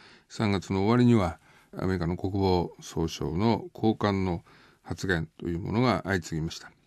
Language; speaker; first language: Japanese; native; Japanese